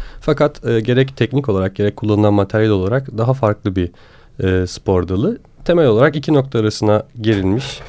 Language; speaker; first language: Turkish; native; Turkish